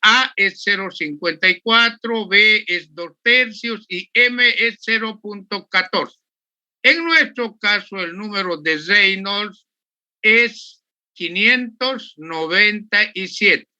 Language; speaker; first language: Spanish; native; Spanish